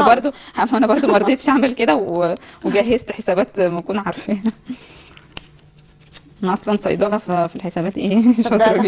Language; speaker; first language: Arabic; native; Arabic